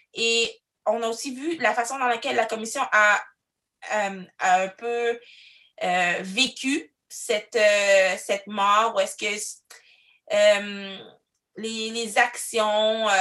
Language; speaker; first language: French; early bilingual, other home language; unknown